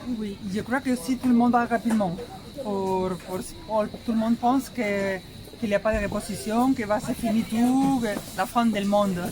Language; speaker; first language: French; non-native, learner; Spanish